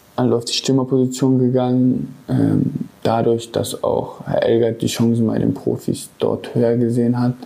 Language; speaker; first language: German; native; German